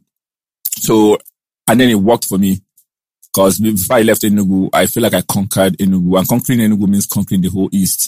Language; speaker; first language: English; non-native, local second language; Igbo